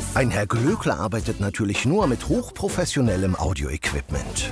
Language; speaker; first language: German; native; German